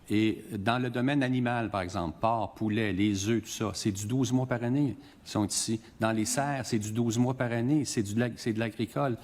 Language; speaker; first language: French; native; French